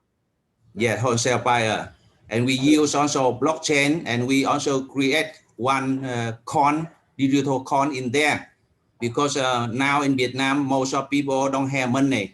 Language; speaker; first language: English; non-native, learner; Vietnamese